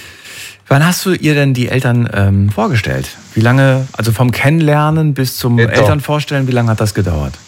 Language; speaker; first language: German; native; German